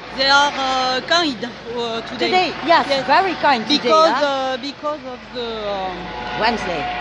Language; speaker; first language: English; non-native, fluent; Dutch